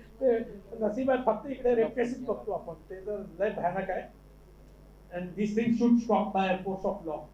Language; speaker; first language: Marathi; non-native, local second language; Urdu